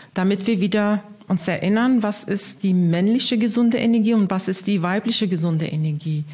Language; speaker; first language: German; non-native, fluent; Arabic